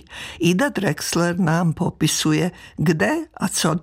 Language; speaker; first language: Czech; non-native, fluent; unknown